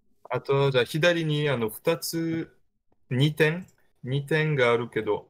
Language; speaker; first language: Japanese; non-native, learner; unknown